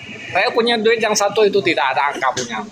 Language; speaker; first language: Indonesian; non-native, learner; Vietnamese